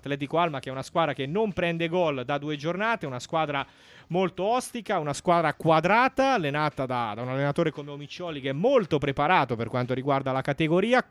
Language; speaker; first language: Italian; native; Italian